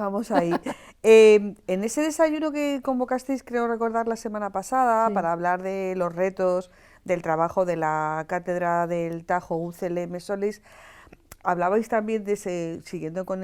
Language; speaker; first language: Spanish; native; Spanish